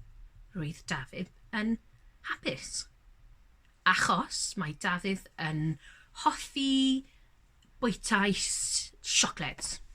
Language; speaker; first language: Welsh; non-native, local second language; English